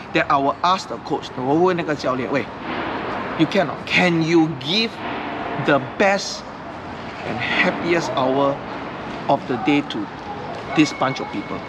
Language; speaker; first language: English; non-native, local second language; Chinese